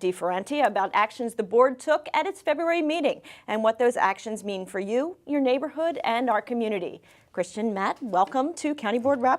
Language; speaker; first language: English; native; English